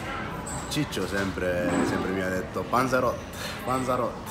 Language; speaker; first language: Italian; non-native, learner; Dutch